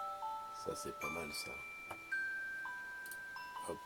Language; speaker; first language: French; native; French